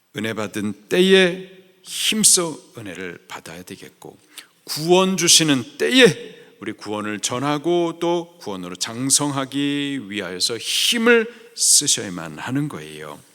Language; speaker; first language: Korean; native; Korean